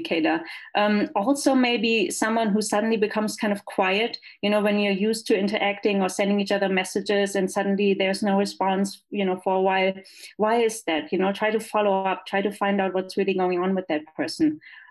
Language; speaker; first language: English; non-native, fluent; German